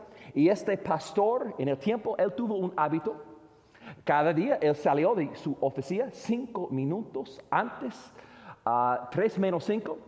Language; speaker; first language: Spanish; non-native, fluent; English